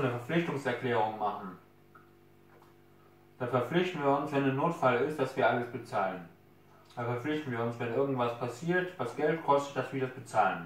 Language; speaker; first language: German; native; German